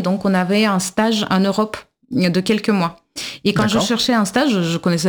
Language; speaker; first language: French; non-native, fluent; Russian